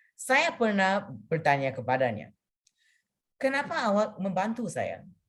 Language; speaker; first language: Malay; non-native, local second language; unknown